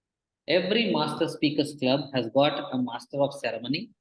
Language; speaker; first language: English; non-native, local second language; Kannada